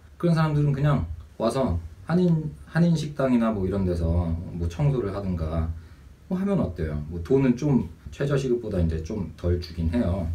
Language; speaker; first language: Korean; native; Korean